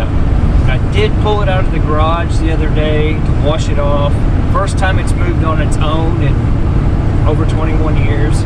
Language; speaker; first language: English; native; English